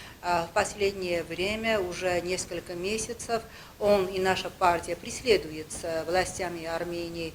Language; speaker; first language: Russian; non-native, local second language; Armenian